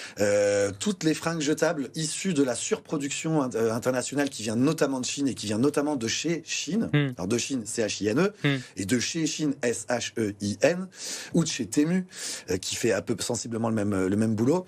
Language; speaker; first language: French; native; French